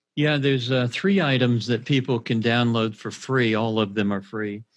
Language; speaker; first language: English; native; English